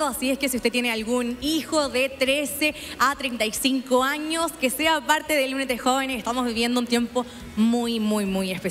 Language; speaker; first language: Spanish; native; Spanish